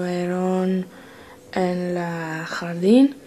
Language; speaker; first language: Spanish; non-native, learner; English